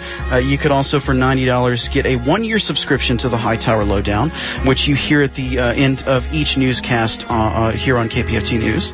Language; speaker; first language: English; native; English